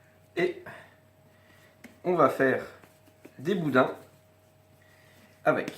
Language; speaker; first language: French; native; French